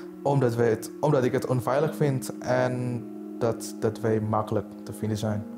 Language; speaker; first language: Dutch; non-native, fluent; Indonesian